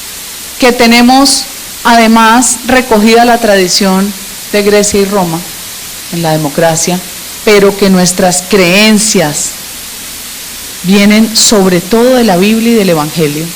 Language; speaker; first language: Spanish; native; Spanish